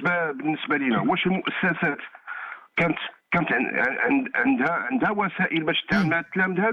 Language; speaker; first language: Arabic; native; Arabic